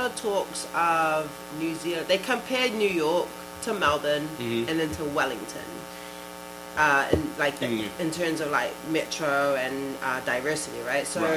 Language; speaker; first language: English; native; English